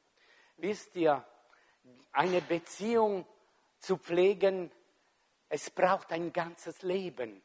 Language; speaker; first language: German; non-native, fluent; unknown